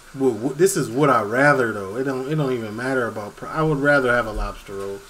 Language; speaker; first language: English; native; English